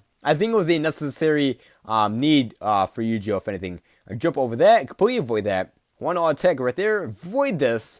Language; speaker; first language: English; native; English